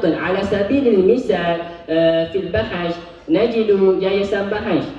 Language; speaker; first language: Arabic; non-native, learner; Malay